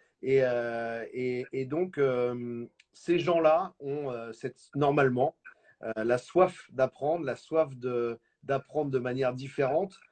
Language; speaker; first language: French; native; French